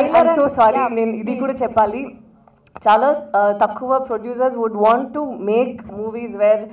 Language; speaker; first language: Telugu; non-native, local second language; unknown